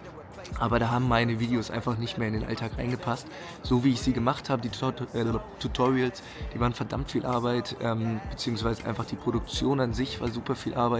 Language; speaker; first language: German; native; German